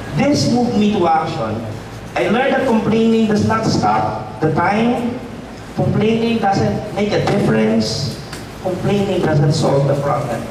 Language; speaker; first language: English; non-native, local second language; Filipino